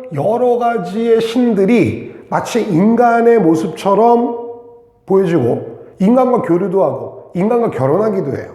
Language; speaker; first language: Korean; native; Korean